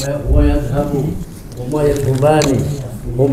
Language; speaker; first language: Arabic; non-native, learner; Indonesian